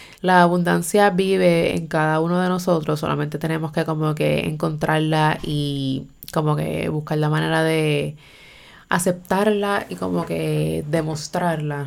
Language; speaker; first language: Spanish; native; Spanish